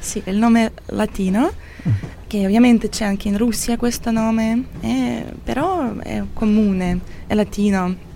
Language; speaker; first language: Italian; non-native, fluent; Russian